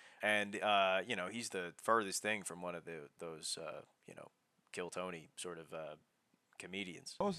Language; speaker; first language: English; native; English